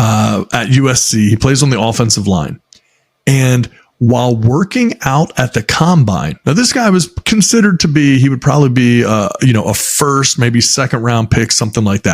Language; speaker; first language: English; native; English